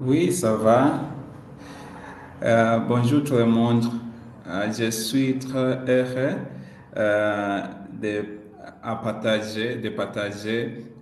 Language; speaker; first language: French; non-native, learner; Swahili